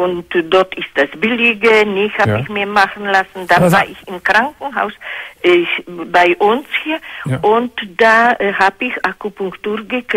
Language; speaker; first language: German; non-native, fluent; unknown